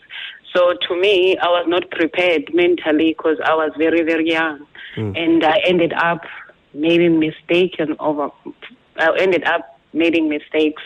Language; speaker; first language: English; non-native, local second language; Zulu